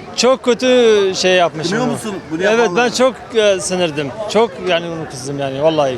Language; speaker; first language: Turkish; non-native, fluent; Arabic